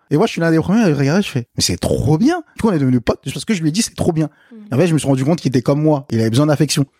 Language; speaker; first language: French; early bilingual, other home language; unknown